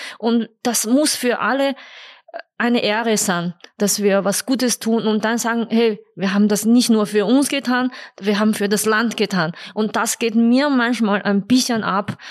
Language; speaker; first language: German; non-native, fluent; Chinese